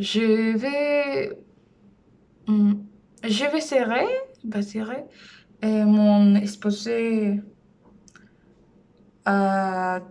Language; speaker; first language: French; non-native, learner; Spanish